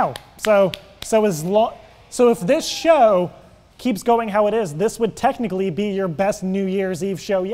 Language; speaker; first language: English; native; English